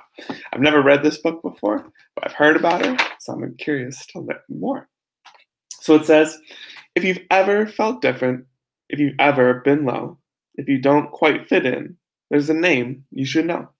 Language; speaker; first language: English; native; English